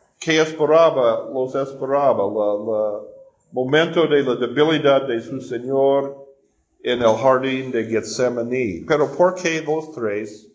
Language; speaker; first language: Spanish; non-native, fluent; English